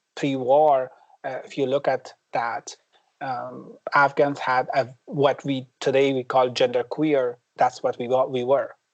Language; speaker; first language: English; non-native, fluent; Persian